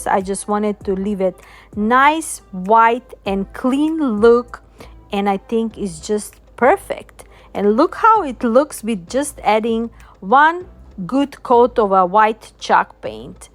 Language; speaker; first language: English; non-native, fluent; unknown